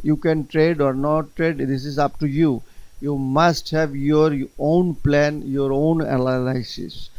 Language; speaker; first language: English; non-native, local second language; Bangla